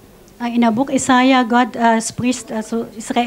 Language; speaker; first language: German; non-native, fluent; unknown